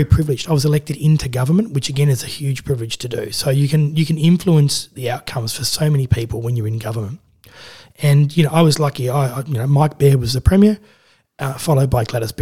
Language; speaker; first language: English; native; English